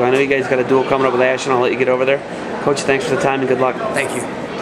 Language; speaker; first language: English; native; English